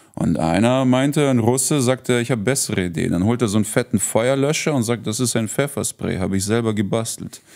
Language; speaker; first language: German; early bilingual, heritage; Russian